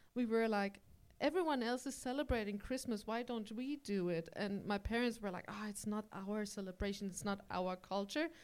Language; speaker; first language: English; early bilingual, heritage; English